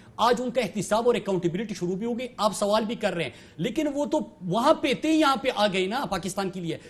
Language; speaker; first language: Urdu; non-native, local second language; Pashto